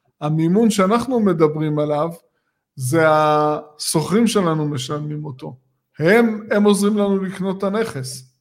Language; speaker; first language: Hebrew; native; Hebrew